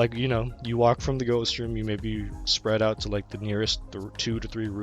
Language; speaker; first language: English; native; English